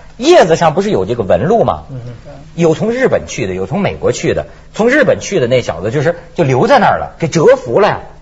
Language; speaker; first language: Chinese; native; Chinese